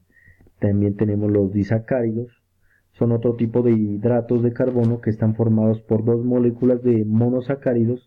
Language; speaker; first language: Spanish; native; Spanish